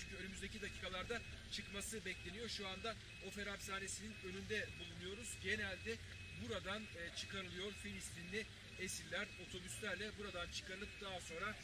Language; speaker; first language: Turkish; native; Turkish